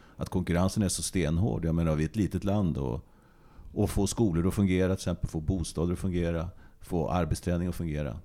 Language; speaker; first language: Swedish; native; Swedish